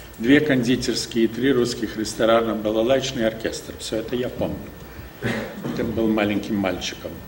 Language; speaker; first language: Russian; early bilingual, heritage; Russian